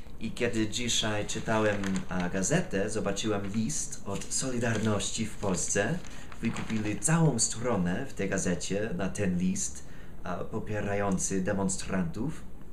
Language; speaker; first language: Polish; non-native, fluent; English